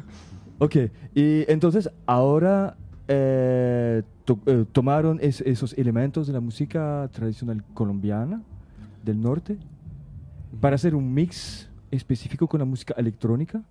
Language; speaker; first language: Spanish; non-native, learner; French